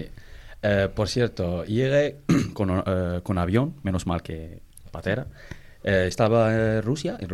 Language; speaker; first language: Spanish; non-native, learner; Arabic